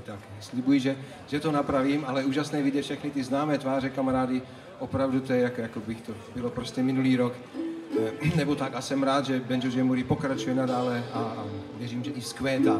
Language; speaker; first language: Czech; native; Czech